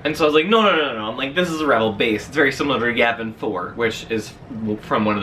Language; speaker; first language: English; native; English